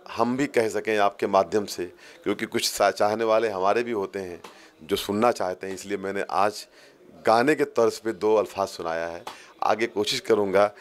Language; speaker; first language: Hindi; native; Hindi